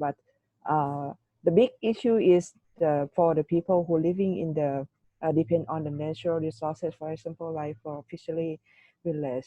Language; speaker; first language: English; non-native, learner; Thai